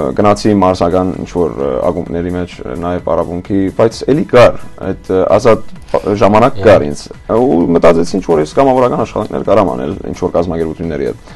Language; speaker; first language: Armenian; early bilingual, heritage; Armenian